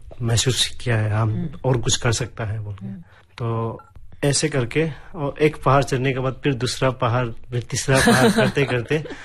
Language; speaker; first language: Hindi; non-native, local second language; Adi